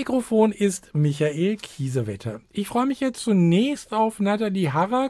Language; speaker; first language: German; native; German